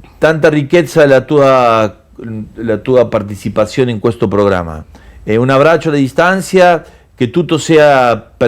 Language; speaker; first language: Italian; non-native, local second language; Spanish